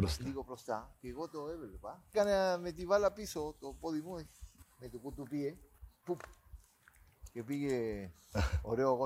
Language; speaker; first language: Greek; non-native, learner; Spanish